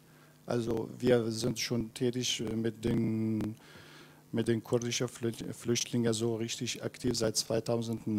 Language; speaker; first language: German; non-native, fluent; Kurdish